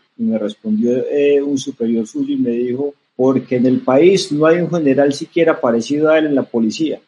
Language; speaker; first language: Spanish; native; Spanish